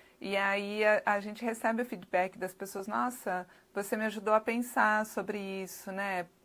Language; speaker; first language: Portuguese; native; Portuguese